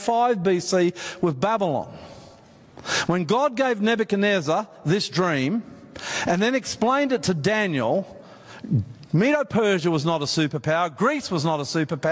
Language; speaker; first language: English; native; English